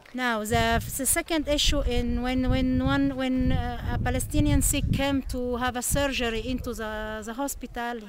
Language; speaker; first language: English; non-native, learner; Arabic